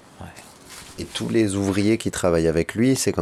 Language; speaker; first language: French; native; French